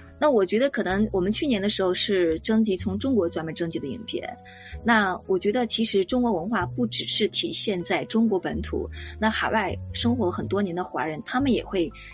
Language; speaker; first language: Chinese; native; Chinese